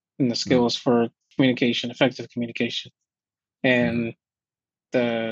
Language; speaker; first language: English; native; English